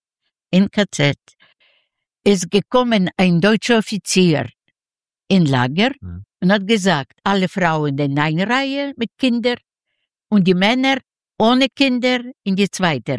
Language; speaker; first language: German; non-native, learner; Yiddish